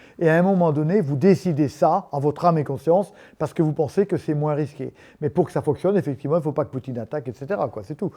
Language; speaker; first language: French; native; French